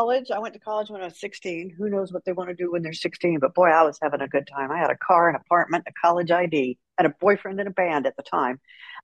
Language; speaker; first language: English; native; English